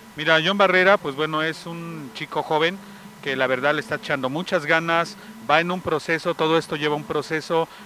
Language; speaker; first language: Spanish; native; Spanish